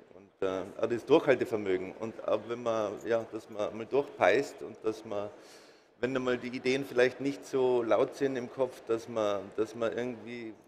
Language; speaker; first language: German; native; German